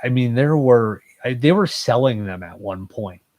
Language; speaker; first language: English; native; English